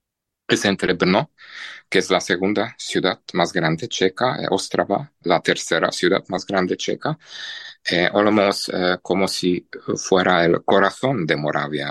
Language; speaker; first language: Spanish; non-native, fluent; Czech